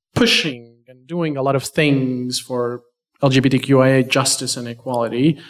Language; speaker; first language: English; non-native, fluent; Latvian